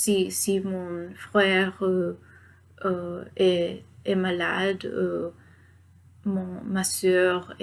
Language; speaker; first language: French; non-native, learner; Spanish